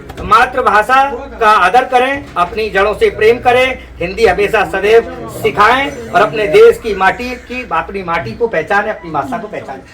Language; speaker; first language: Hindi; native; Hindi